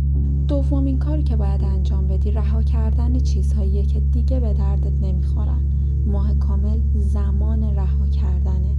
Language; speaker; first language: Persian; native; Persian